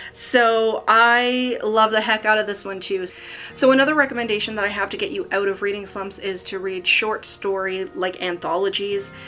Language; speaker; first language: English; native; English